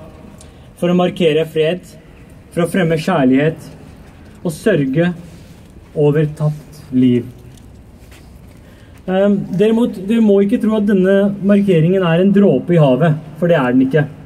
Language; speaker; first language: Norwegian; early bilingual, other home language; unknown